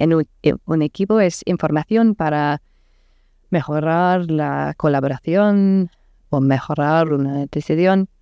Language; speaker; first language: Spanish; non-native, learner; English